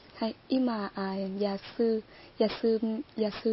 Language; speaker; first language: Japanese; non-native, learner; Vietnamese